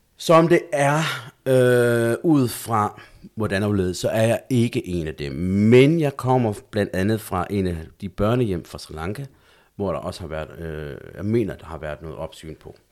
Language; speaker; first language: Danish; native; Danish